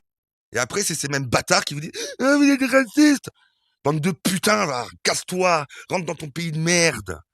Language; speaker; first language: French; native; French